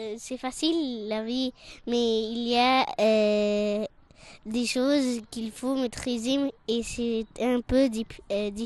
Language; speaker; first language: French; non-native, fluent; Arabic